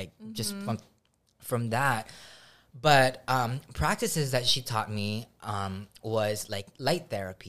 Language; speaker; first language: English; early bilingual, other home language; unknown